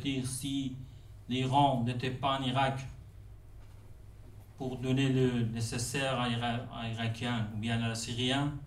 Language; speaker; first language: French; non-native, fluent; Persian